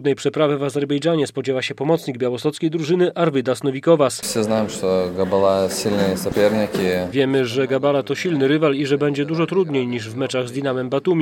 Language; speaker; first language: Polish; native; Polish